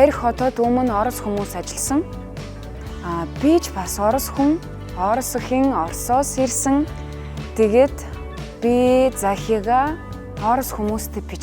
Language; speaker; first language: Mongolian; non-native, learner; Russian